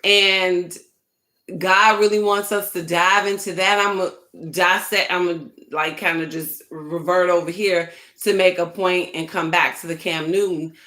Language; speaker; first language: English; native; English